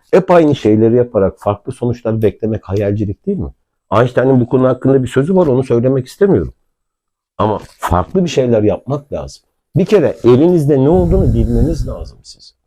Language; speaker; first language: Turkish; native; Turkish